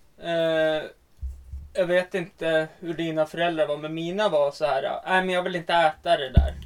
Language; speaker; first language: Swedish; native; Swedish